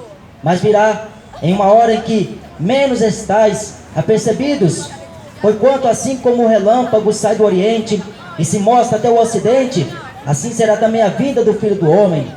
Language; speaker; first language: Portuguese; native; Portuguese